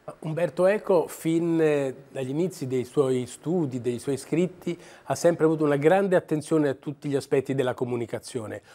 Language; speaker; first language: Italian; native; Italian